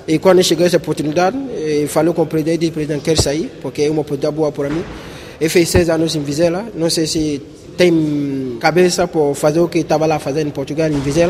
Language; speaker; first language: Portuguese; non-native, fluent; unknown